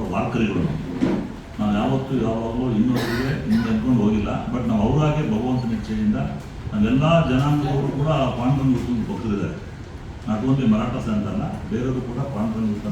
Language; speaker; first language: Kannada; non-native, local second language; Marathi